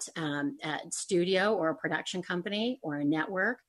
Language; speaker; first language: English; native; English